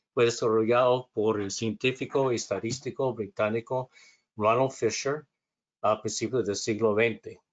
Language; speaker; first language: Spanish; non-native, learner; English